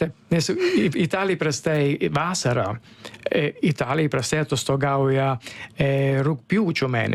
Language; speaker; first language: Lithuanian; non-native, learner; Italian